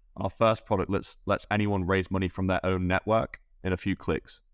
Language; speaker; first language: English; native; English